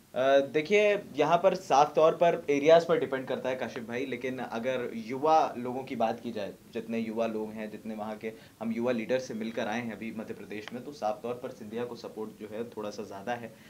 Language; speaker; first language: Hindi; native; Hindi